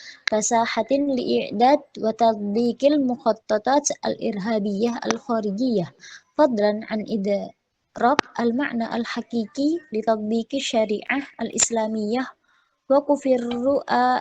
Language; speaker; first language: Arabic; non-native, learner; Indonesian